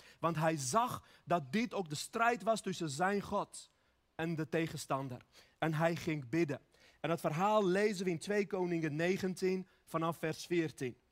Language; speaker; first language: Dutch; early bilingual, other home language; Armenian